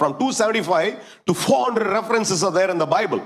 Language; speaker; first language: English; non-native, local second language; Tamil